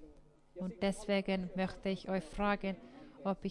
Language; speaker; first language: German; non-native, fluent; Finnish